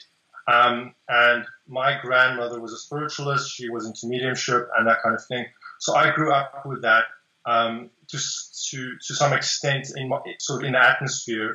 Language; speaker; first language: English; native; English